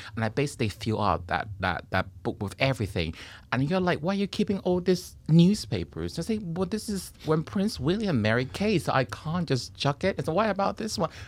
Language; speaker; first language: English; non-native, fluent; Chinese